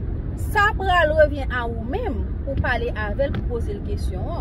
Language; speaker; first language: French; non-native, local second language; Haitian Creole